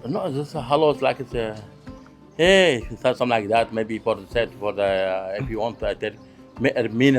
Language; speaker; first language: English; non-native, learner; Arabic